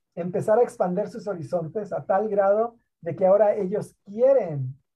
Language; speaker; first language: Spanish; native; Spanish